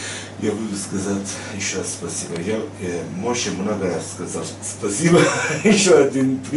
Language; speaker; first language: Russian; non-native, learner; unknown